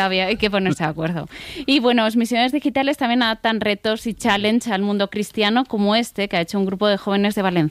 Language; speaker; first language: Spanish; native; Spanish